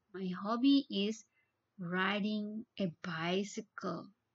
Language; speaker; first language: English; non-native, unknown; Indonesian